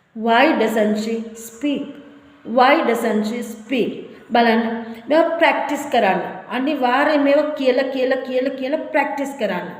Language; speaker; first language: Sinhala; native; Sinhala